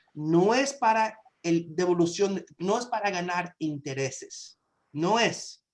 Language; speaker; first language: Spanish; early bilingual, other home language; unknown